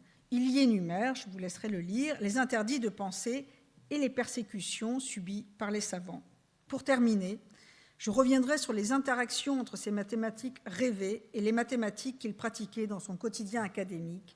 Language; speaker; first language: French; native; French